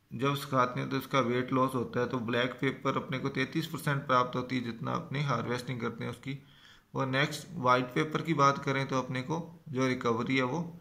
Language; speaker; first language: Hindi; non-native, local second language; Punjabi